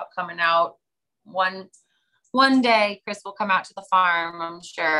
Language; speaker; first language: English; native; English